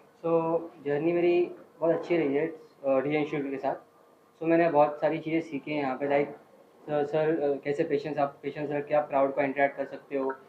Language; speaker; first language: Hindi; non-native, local second language; Kannada